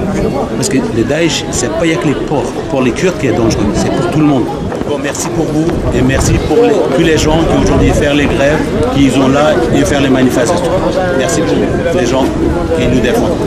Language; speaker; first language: French; non-native, learner; Kurdish